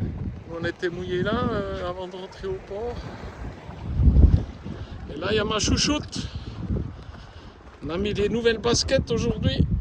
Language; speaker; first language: French; native; French